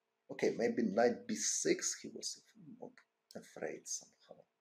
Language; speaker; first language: English; non-native, fluent; Ukrainian